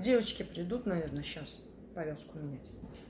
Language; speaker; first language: Russian; native; Russian